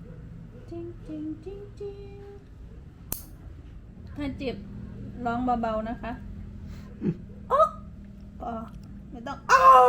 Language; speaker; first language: Thai; native; Thai